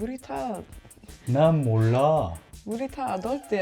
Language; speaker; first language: Korean; non-native, learner; Swedish